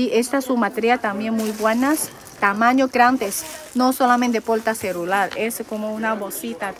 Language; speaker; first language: Spanish; non-native, learner; Chinese